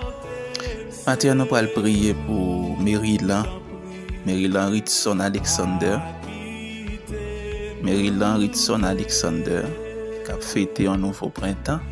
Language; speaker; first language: French; non-native, learner; Haitian Creole